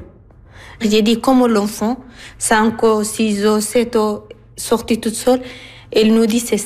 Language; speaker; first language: French; non-native, learner; Arabic